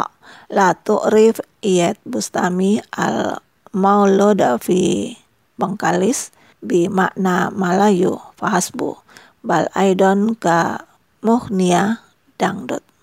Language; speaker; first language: Arabic; non-native, fluent; Indonesian